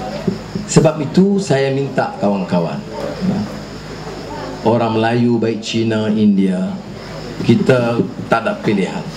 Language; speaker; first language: Malay; native; Malay